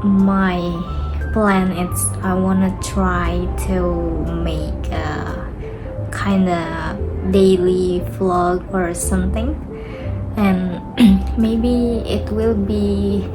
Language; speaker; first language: English; non-native, learner; Indonesian